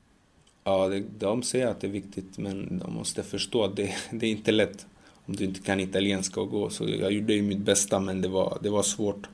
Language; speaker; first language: Swedish; early bilingual, other home language; Macedonian